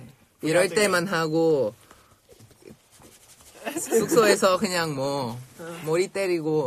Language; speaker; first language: Korean; non-native, fluent; Thai